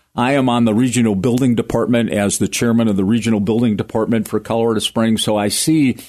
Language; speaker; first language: English; native; English